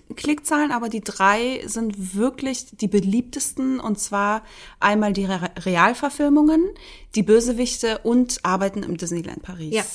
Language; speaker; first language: German; native; German